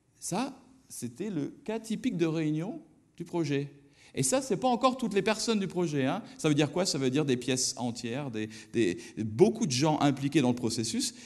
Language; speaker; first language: French; native; French